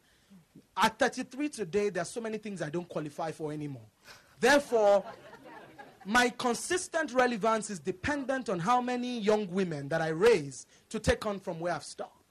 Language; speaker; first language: English; non-native, local second language; Yoruba